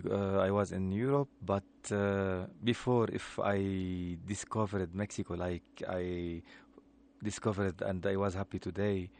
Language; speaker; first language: English; non-native, learner; Arabic